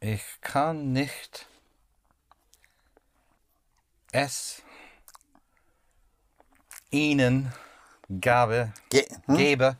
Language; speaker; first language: German; non-native, learner; English